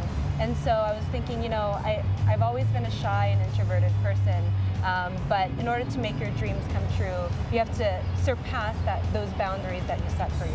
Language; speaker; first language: English; early bilingual, other home language; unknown